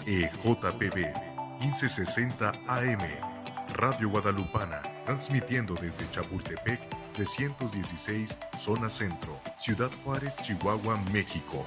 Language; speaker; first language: Spanish; native; Spanish